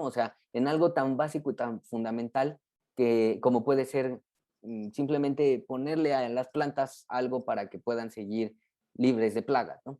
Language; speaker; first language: Spanish; native; Spanish